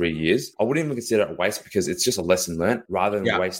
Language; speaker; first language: English; native; English